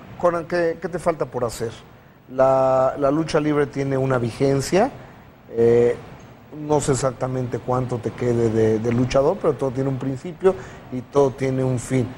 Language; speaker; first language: Spanish; native; Spanish